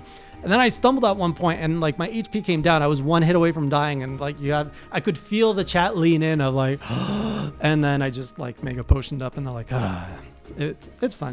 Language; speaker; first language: English; native; English